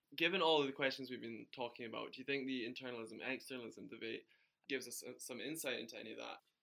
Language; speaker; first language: English; non-native, fluent; German